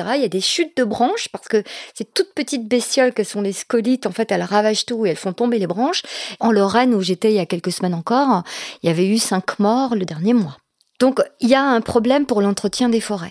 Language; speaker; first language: French; native; French